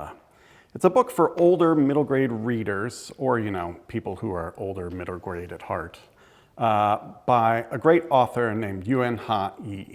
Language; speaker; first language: English; native; English